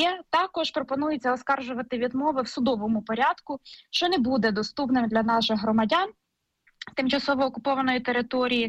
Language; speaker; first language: Ukrainian; native; Ukrainian